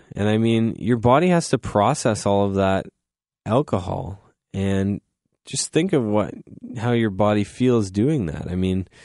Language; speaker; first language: English; native; English